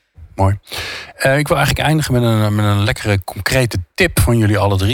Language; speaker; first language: Dutch; native; Dutch